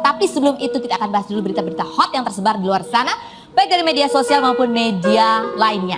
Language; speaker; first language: Indonesian; native; Indonesian